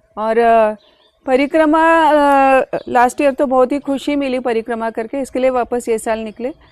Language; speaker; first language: Hindi; non-native, local second language; Marathi